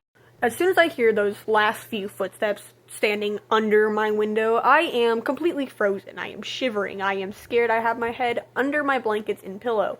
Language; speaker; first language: English; native; English